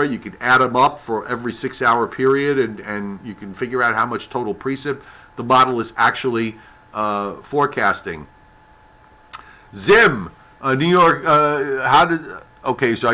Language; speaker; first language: English; native; English